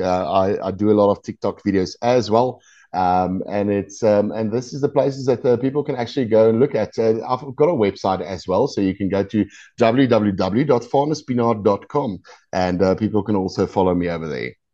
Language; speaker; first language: English; non-native, local second language; Afrikaans